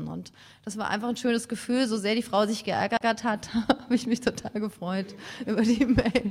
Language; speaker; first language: German; native; German